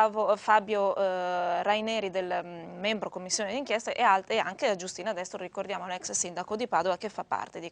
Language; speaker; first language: Italian; native; Italian